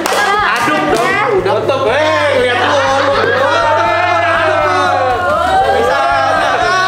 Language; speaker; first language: Indonesian; native; Indonesian